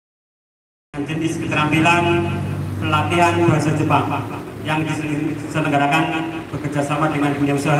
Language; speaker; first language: Indonesian; native; Indonesian